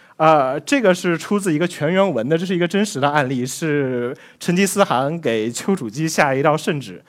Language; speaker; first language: Chinese; native; Chinese